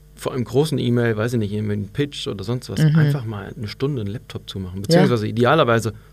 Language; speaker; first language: German; native; German